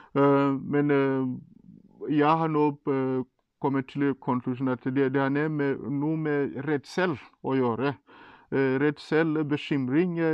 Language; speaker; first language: Norwegian; non-native, fluent; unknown